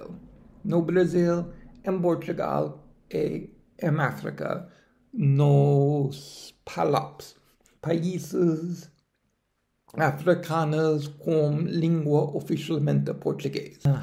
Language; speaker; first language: Portuguese; non-native, learner; English